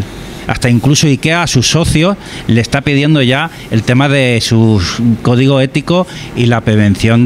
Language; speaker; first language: Spanish; native; Spanish